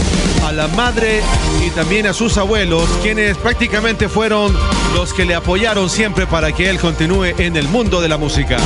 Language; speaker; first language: Spanish; native; Spanish